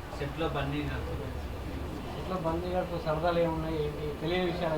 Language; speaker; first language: Telugu; native; Telugu